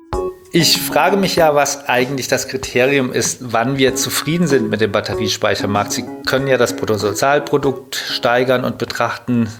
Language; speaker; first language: German; native; German